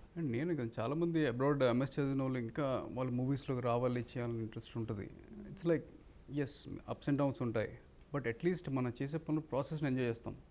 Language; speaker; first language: Telugu; native; Telugu